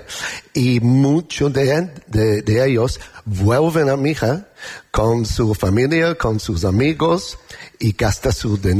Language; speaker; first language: Spanish; non-native, learner; English